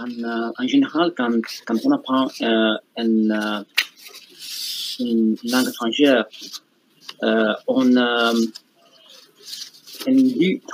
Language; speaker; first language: French; non-native, fluent; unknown